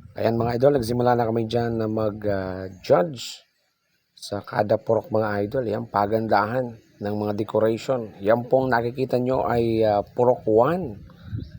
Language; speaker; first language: Filipino; non-native, local second language; Bikol